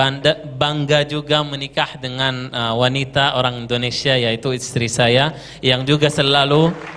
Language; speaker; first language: Indonesian; non-native, fluent; Arabic